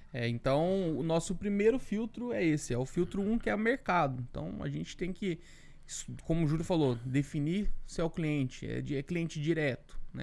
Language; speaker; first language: Portuguese; native; Portuguese